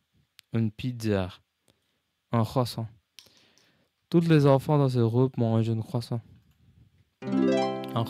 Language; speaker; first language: French; non-native, learner; English